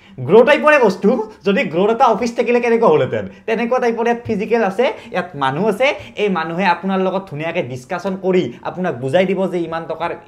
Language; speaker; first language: Assamese; native; Assamese